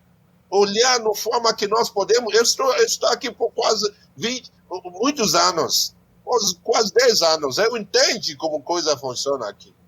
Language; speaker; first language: Portuguese; non-native, learner; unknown